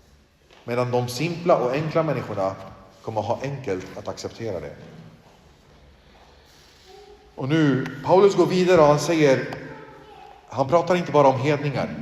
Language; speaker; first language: Swedish; early bilingual, other home language; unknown